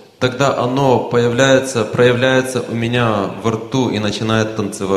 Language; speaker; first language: Russian; native; Russian